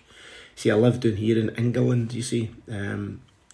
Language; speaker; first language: English; native; English